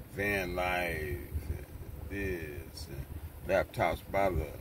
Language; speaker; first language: English; native; English